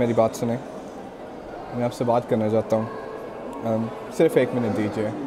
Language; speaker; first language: Hindi; early bilingual, heritage; Hindi